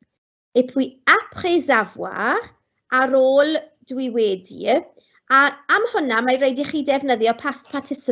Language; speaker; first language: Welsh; non-native, local second language; English